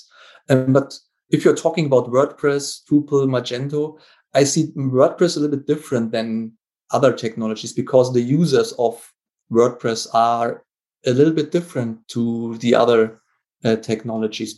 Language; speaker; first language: English; non-native, fluent; German